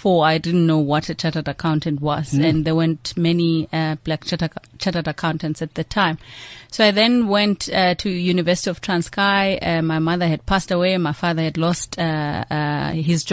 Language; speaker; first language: English; non-native, local second language; Xhosa